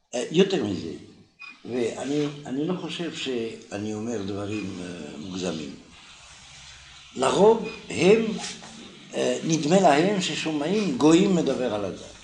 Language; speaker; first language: Hebrew; non-native, fluent; French